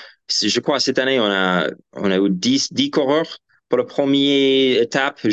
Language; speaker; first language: French; non-native, fluent; English